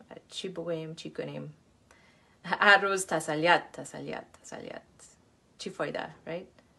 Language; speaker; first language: Persian; early bilingual, heritage; Persian